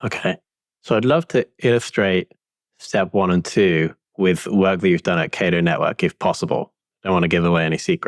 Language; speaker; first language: English; native; English